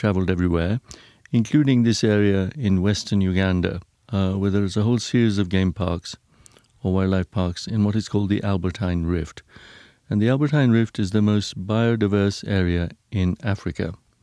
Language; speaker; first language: English; non-native, local second language; Punjabi